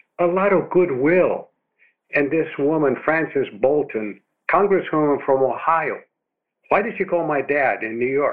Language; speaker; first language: English; non-native, fluent; Romanian